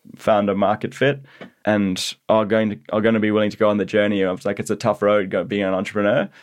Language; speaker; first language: English; native; English